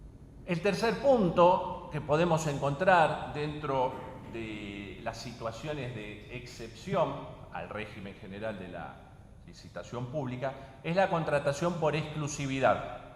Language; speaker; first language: Spanish; native; Spanish